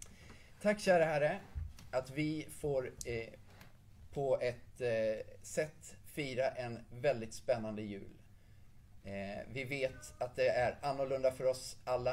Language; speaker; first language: Swedish; native; Swedish